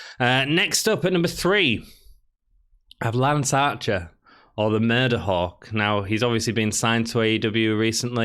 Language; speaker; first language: English; native; English